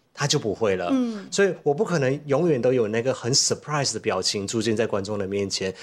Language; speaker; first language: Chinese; native; Chinese